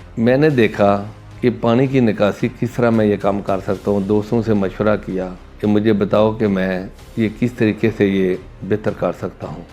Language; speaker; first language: Urdu; non-native, local second language; Punjabi